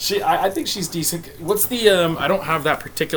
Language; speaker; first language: English; native; English